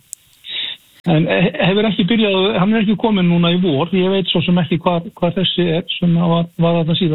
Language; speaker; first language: Icelandic; native; Icelandic